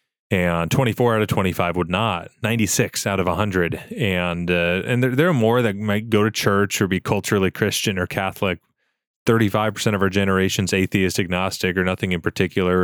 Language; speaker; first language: English; native; English